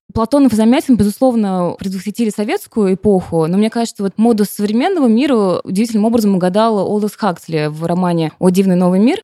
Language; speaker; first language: Russian; native; Russian